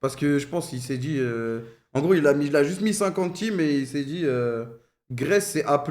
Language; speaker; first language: French; native; French